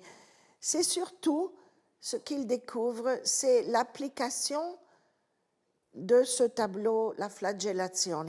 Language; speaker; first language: French; non-native, fluent; Italian